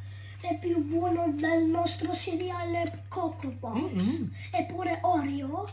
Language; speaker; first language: Italian; early bilingual, other home language; Filipino